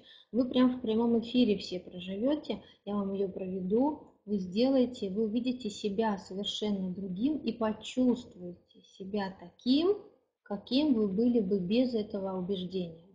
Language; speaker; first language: Russian; native; Russian